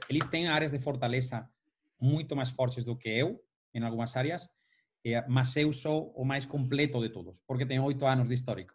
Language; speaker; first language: Portuguese; non-native, fluent; Spanish